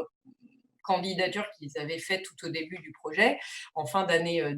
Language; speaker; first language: French; native; French